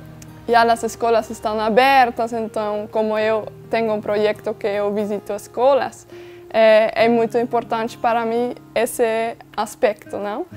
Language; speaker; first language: Portuguese; non-native, fluent; Dutch